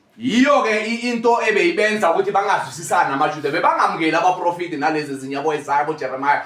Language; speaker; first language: Zulu; native; Zulu